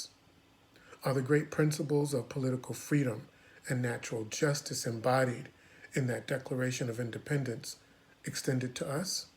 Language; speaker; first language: English; native; English